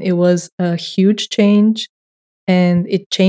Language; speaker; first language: English; non-native, fluent; Bulgarian